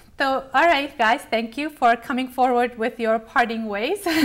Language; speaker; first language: English; early bilingual, other home language; Bangla